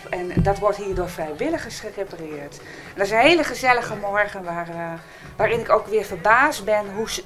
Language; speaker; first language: Dutch; native; Dutch